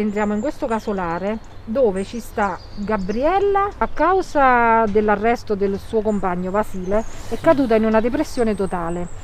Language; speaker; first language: Italian; native; Italian